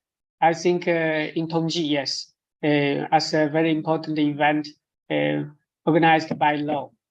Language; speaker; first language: English; non-native, fluent; Chinese